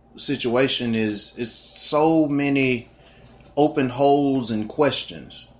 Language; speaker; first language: English; native; English